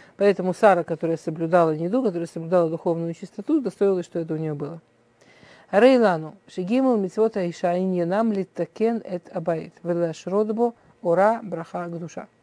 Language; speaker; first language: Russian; early bilingual, heritage; Russian